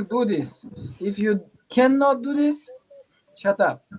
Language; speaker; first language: English; non-native, learner; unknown